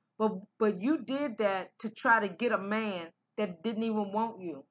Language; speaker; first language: English; native; English